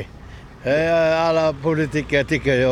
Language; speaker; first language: Swedish; non-native, learner; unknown